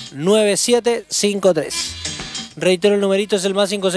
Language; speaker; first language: Spanish; native; Spanish